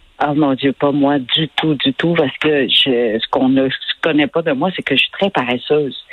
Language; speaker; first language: French; early bilingual, other home language; Vietnamese